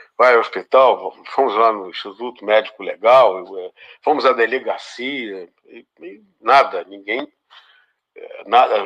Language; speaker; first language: Portuguese; native; Portuguese